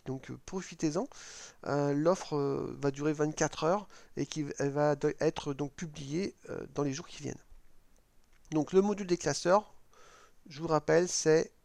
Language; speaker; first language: French; native; French